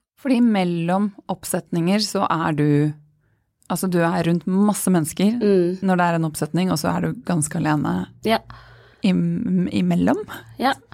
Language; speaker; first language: Norwegian; native; Norwegian